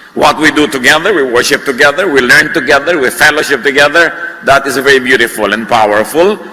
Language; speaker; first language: English; non-native, local second language; Filipino